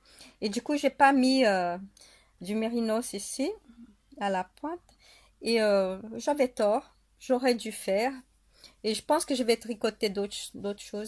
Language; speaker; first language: French; non-native, fluent; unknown